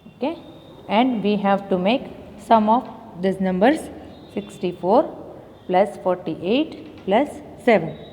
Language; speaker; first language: English; non-native, local second language; Gujarati